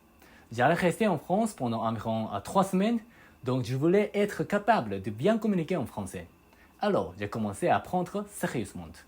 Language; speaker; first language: French; non-native, fluent; Japanese